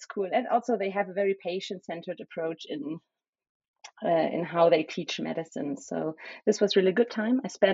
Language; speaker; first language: English; non-native, fluent; German